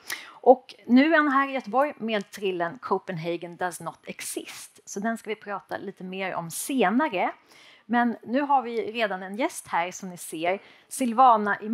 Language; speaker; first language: Swedish; native; Swedish